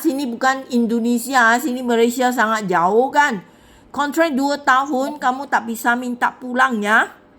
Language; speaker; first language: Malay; non-native, local second language; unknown